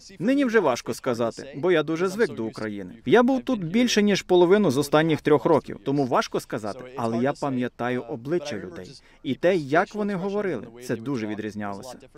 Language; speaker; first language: Ukrainian; non-native, fluent; English